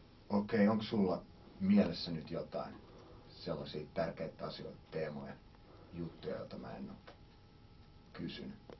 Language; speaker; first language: Finnish; native; Finnish